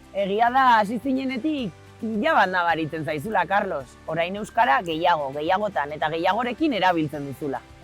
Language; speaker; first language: Basque; native; Basque